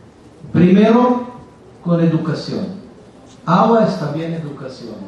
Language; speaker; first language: Spanish; non-native, fluent; Hebrew